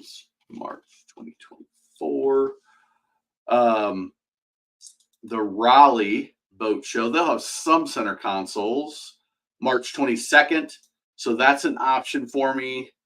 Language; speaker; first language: English; native; English